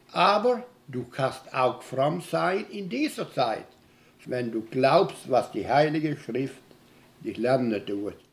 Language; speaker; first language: German; early bilingual, heritage; German